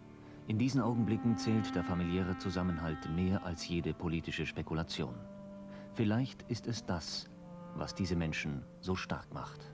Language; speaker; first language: German; native; German